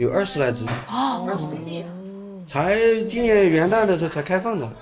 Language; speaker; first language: Chinese; native; Chinese